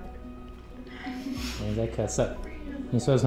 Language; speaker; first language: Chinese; non-native, fluent; English